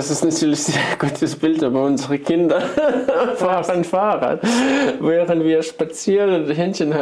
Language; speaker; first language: German; non-native, fluent; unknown